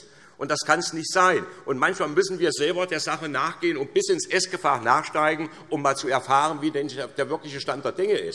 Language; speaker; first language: German; native; German